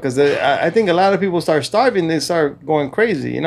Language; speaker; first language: English; early bilingual, other home language; Spanish